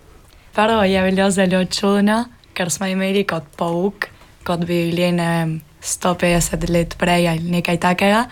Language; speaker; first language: Slovenian; early bilingual, heritage; Spanish